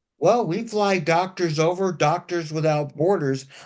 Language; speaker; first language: English; native; English